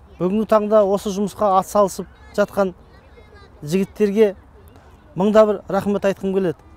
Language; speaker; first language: Kazakh; early bilingual, heritage; Kazakh